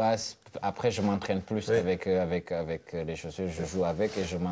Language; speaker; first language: French; non-native, local second language; Wolof